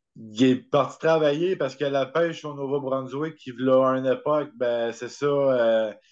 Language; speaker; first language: French; native; French